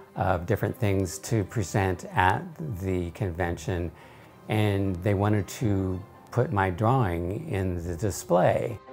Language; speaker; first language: English; native; English